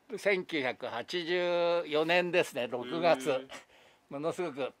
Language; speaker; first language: Japanese; native; Japanese